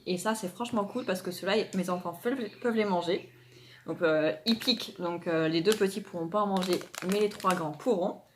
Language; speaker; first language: French; native; French